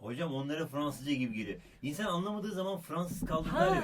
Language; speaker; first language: Turkish; native; Turkish